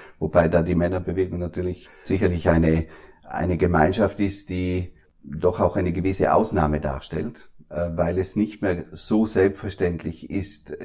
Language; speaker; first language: German; native; German